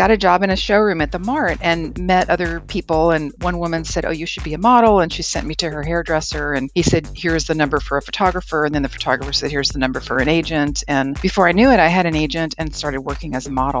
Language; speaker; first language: English; native; English